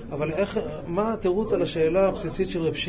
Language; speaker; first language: Hebrew; native; Hebrew